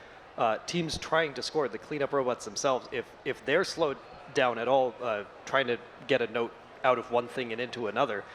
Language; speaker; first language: English; native; English